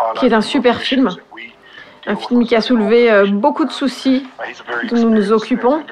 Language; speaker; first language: French; non-native, fluent; English